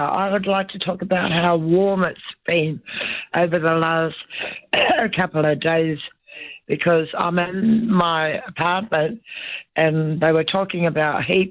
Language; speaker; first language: English; native; English